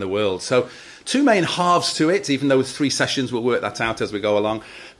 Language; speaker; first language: English; native; English